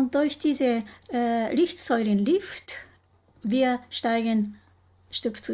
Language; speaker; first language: German; non-native, learner; Japanese